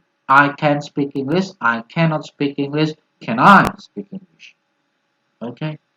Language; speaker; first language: English; non-native, fluent; Indonesian